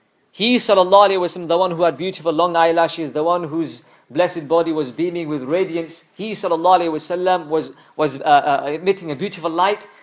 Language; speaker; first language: English; early bilingual, other home language; Urdu